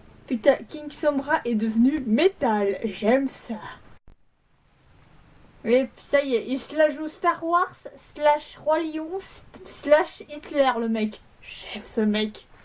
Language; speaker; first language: French; native; French